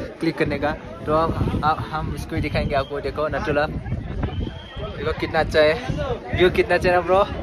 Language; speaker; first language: Hindi; non-native, local second language; Bodo